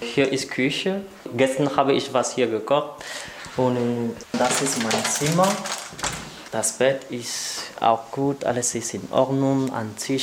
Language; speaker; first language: German; non-native, learner; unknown